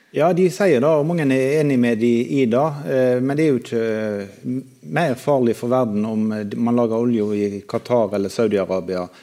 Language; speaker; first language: Norwegian; native; Norwegian